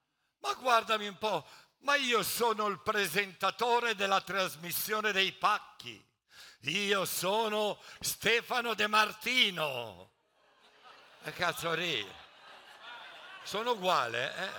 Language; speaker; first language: Italian; native; Italian